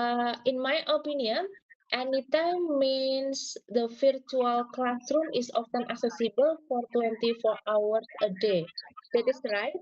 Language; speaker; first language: English; non-native, learner; Indonesian